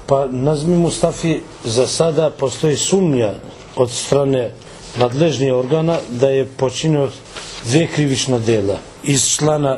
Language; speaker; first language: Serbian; non-native, local second language; Albanian